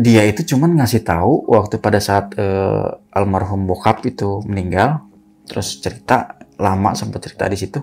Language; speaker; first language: Indonesian; native; Indonesian